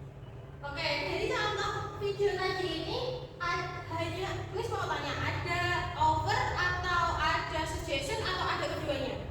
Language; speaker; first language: Indonesian; native; Indonesian